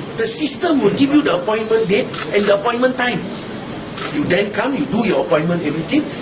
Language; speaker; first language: English; non-native, local second language; Malay